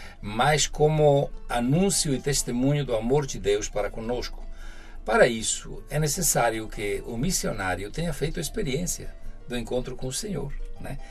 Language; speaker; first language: Portuguese; non-native, fluent; Italian